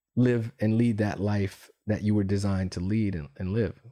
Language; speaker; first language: English; early bilingual, other home language; Spanish